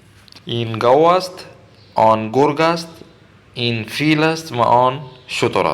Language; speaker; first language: Persian; non-native, fluent; Urdu